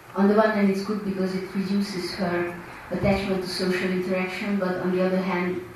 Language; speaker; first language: English; non-native, fluent; Hungarian